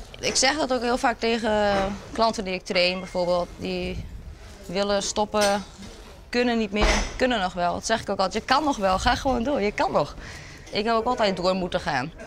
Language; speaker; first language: Dutch; native; Dutch